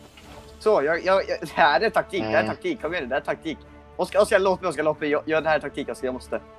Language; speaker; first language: Swedish; native; Swedish